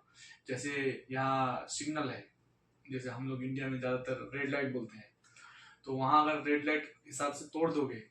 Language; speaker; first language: Hindi; native; Hindi